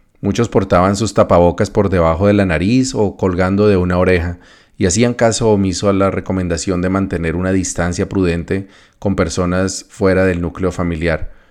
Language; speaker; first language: Spanish; native; Spanish